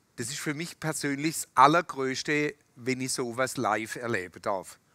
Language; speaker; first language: German; native; German